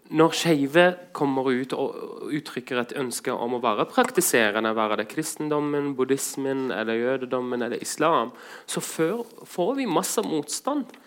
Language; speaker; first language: Norwegian; non-native, fluent; Arabic